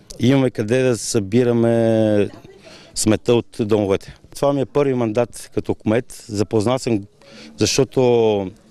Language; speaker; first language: Bulgarian; native; Bulgarian